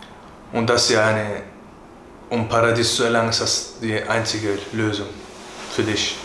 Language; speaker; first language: German; early bilingual, other home language; Turkish